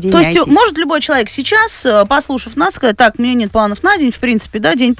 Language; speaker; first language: Russian; native; Russian